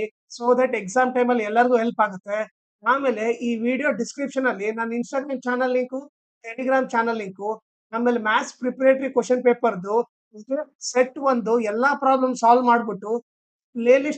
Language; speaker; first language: Kannada; native; Kannada